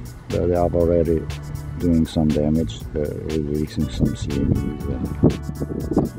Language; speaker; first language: English; non-native, fluent; Portuguese